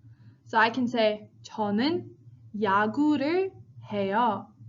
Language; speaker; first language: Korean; non-native, fluent; English